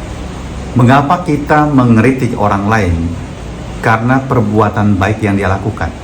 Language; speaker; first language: Indonesian; native; Indonesian